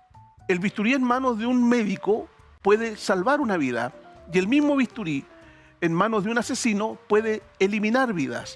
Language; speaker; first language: Spanish; native; Spanish